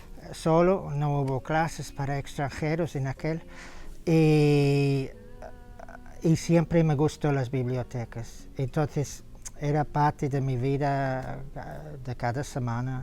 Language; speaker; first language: Spanish; non-native, fluent; English